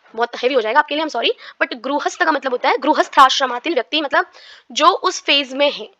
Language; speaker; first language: Hindi; non-native, local second language; Marathi